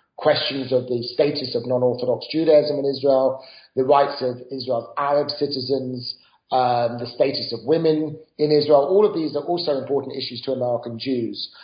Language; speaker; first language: English; native; English